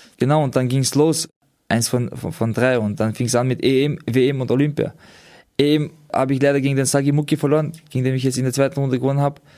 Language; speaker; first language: German; early bilingual, other home language; Georgian